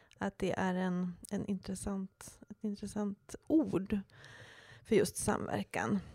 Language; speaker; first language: Swedish; native; Swedish